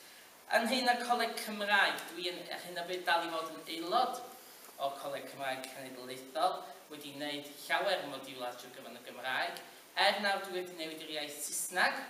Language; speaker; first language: Welsh; native; Welsh